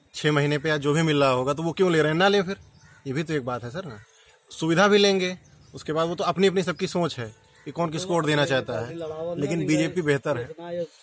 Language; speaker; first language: Hindi; native; Hindi